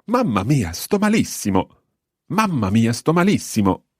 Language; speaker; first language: Italian; non-native, fluent; English